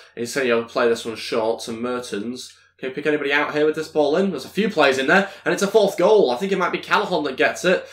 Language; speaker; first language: English; native; English